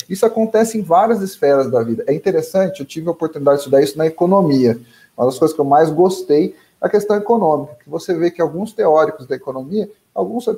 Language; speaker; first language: Portuguese; native; Portuguese